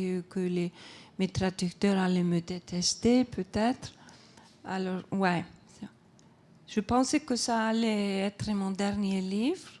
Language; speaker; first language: French; non-native, fluent; Icelandic